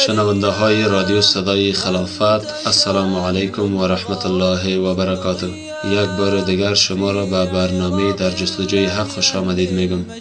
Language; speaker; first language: Persian; native; Persian